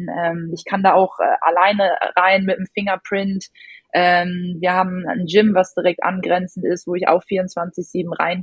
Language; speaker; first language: German; native; German